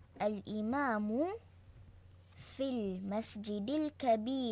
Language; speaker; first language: Arabic; non-native, learner; Malay